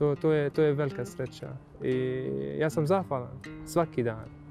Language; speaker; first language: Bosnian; non-native, fluent; Arabic